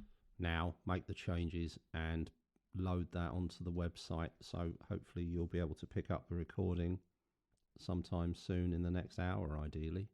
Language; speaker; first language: English; native; English